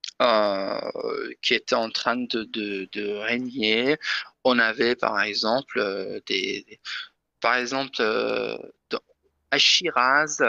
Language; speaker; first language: French; non-native, learner; Persian